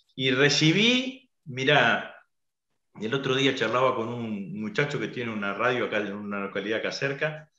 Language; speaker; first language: Spanish; native; Spanish